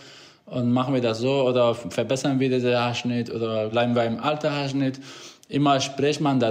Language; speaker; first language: German; non-native, fluent; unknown